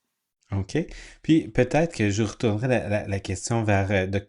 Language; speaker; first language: French; native; French